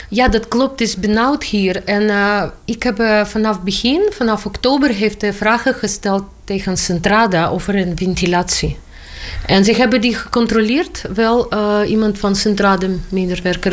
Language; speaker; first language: Dutch; non-native, learner; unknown